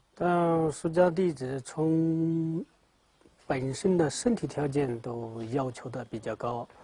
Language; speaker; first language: Chinese; native; Chinese